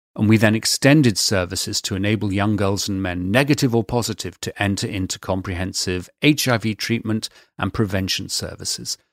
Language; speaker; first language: English; native; English